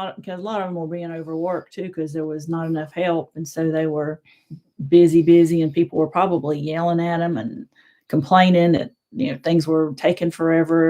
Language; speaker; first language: English; native; English